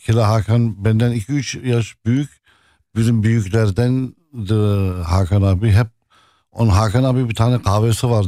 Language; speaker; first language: Turkish; non-native, fluent; Arabic